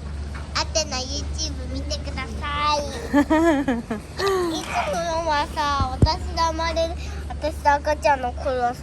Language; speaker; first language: Japanese; early bilingual, other home language; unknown